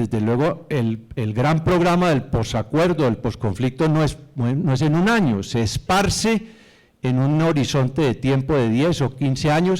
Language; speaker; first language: Spanish; native; Spanish